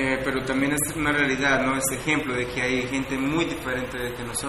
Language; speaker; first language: Spanish; native; Spanish